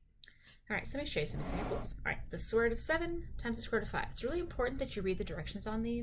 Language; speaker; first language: English; native; English